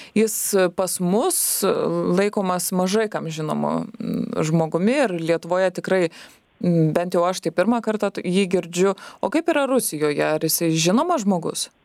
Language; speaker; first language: Lithuanian; native; Lithuanian